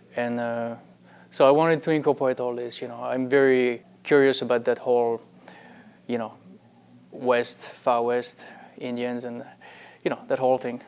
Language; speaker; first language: English; non-native, fluent; French